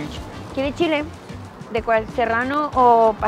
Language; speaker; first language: Spanish; native; Spanish